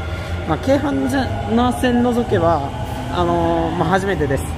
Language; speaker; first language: Japanese; native; Japanese